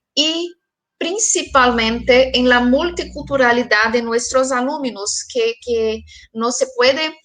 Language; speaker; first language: Spanish; non-native, fluent; Portuguese